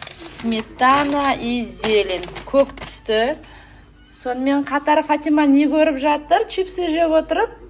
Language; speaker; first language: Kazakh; native; Kazakh